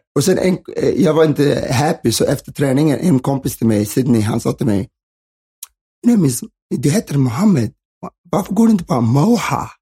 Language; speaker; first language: Swedish; early bilingual, other home language; Somali